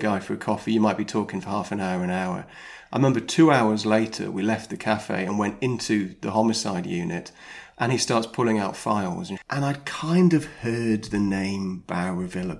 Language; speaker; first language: English; native; English